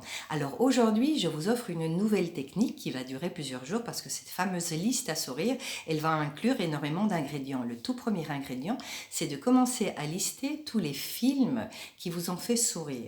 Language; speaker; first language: French; native; French